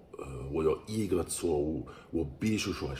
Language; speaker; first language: Chinese; non-native, learner; English